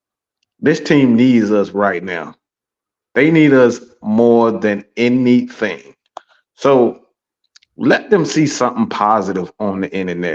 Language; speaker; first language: English; native; English